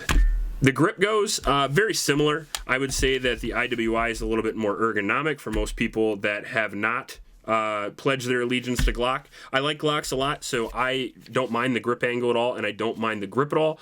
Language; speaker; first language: English; native; English